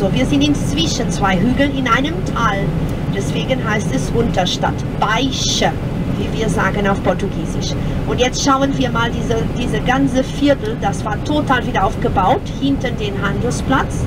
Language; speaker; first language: German; non-native, fluent; Portuguese